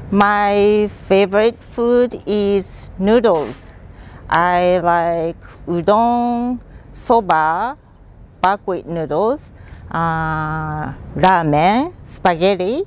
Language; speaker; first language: English; non-native, fluent; Japanese